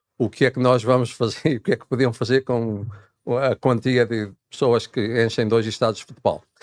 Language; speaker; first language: Portuguese; native; Portuguese